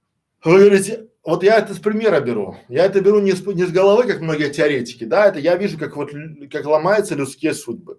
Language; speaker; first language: Russian; native; Russian